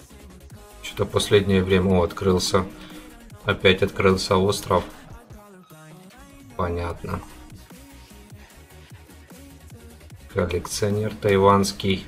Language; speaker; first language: Russian; native; Russian